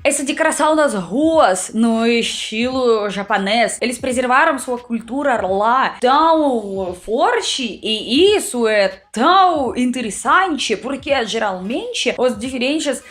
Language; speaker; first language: Portuguese; non-native, fluent; Russian